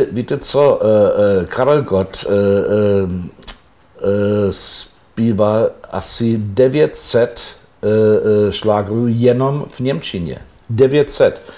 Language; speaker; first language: Czech; non-native, fluent; German